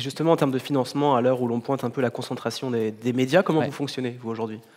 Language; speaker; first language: French; native; French